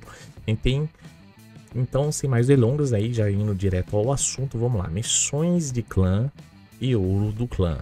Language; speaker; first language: Portuguese; native; Portuguese